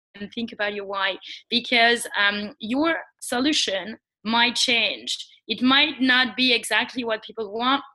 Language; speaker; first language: English; non-native, fluent; French